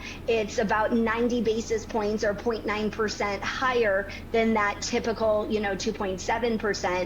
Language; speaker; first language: English; native; English